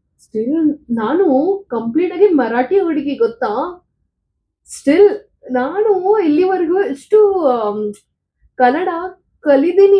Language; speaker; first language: Kannada; non-native, learner; Marathi